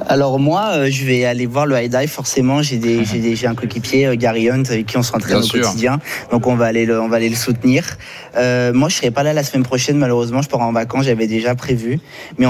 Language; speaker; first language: French; native; French